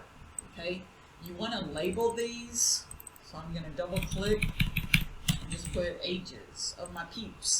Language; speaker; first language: English; native; English